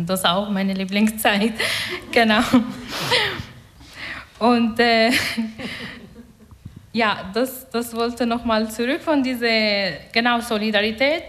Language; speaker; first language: German; non-native, learner; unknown